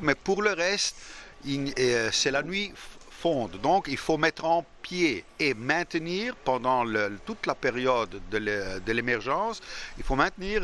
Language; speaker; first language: French; non-native, fluent; Italian